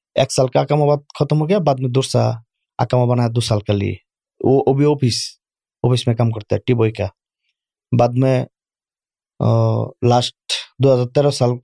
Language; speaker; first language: Urdu; non-native, learner; Bangla